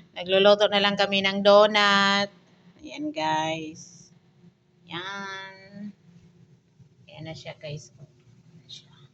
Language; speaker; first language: Filipino; non-native, local second language; Cebuano